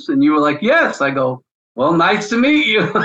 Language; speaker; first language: English; native; English